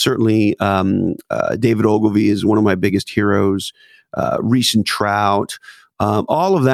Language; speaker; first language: English; native; English